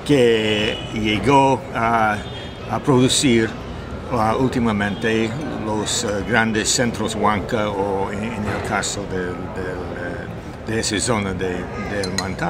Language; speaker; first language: Spanish; non-native, fluent; English